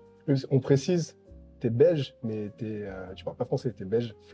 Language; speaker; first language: French; native; French